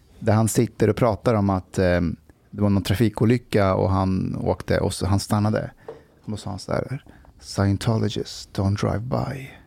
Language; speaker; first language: Swedish; early bilingual, other home language; Persian